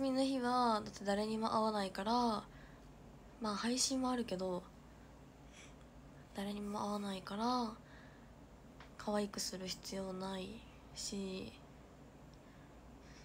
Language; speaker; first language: Japanese; native; Japanese